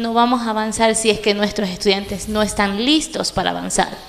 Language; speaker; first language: Spanish; native; Spanish